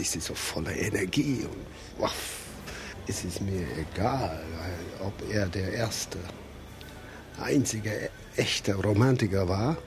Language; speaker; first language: German; non-native, fluent; English